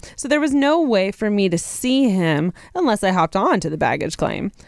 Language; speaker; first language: English; native; English